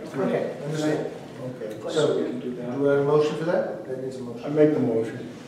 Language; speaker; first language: English; native; English